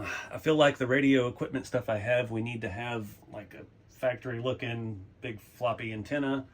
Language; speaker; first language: English; native; English